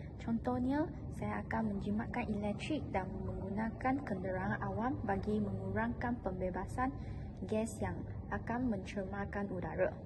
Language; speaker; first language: Malay; non-native, local second language; Chinese